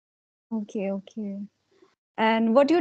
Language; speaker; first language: English; non-native, local second language; Hindi